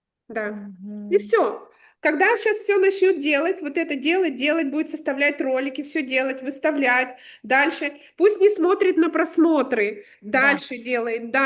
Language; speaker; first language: Russian; native; Russian